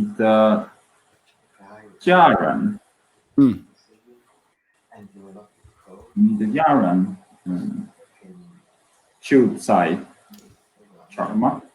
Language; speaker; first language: Chinese; non-native, learner; Swedish